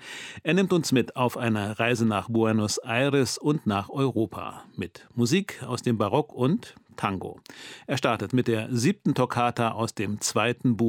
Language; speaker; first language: German; native; German